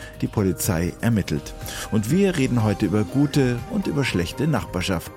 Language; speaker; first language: German; native; German